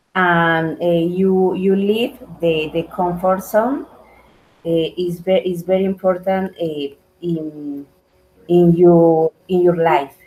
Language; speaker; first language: English; non-native, learner; Spanish